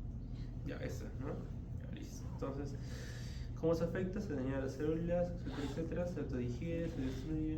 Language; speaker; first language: Spanish; native; Spanish